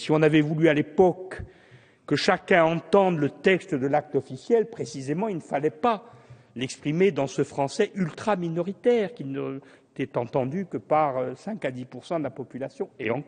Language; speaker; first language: French; native; French